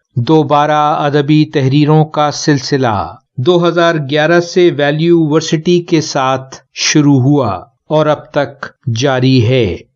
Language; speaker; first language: Urdu; native; Urdu